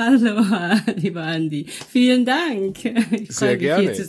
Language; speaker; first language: German; early bilingual, other home language; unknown